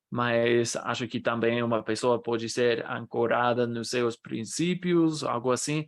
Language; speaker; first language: Portuguese; non-native, fluent; English